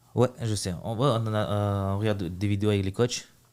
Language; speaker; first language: French; early bilingual, other home language; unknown